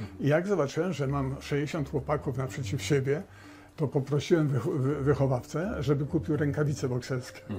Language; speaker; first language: Polish; native; Polish